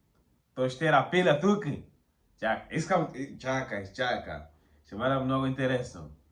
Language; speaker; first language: Bulgarian; non-native, learner; Portuguese